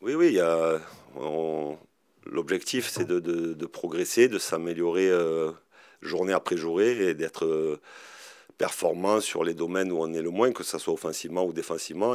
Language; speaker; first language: French; native; French